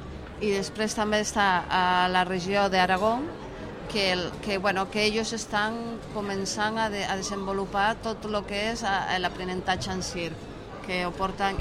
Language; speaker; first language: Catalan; non-native, local second language; Spanish